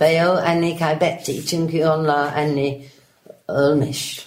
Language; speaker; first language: Turkish; non-native, learner; English